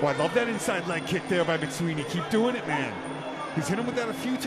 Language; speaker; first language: English; native; English